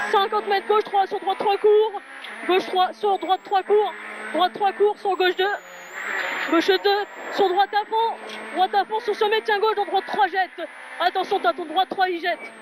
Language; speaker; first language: French; native; French